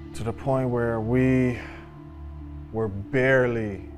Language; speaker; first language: English; native; English